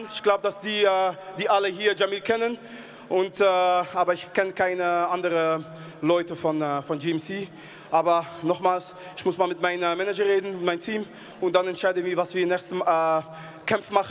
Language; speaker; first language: German; non-native, fluent; Dutch